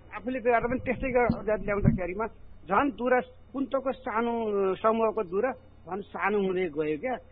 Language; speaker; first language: Nepali; native; Nepali